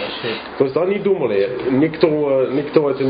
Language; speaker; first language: Russian; non-native, fluent; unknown